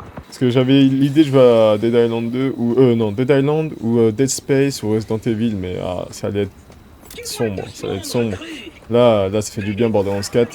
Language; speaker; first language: French; native; French